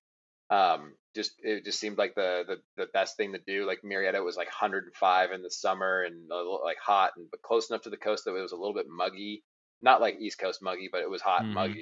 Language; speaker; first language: English; native; English